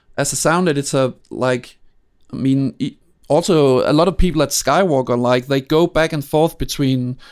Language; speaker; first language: English; non-native, fluent; Danish